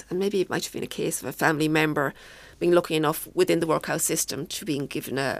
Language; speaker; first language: English; native; English